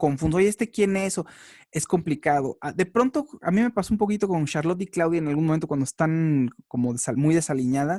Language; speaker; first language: Spanish; native; Spanish